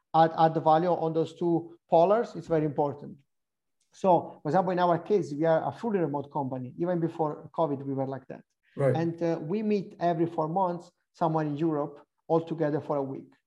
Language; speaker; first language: English; non-native, fluent; Italian